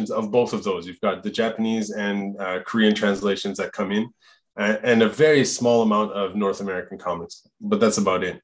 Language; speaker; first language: English; non-native, fluent; French